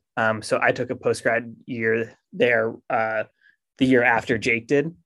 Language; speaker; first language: English; native; English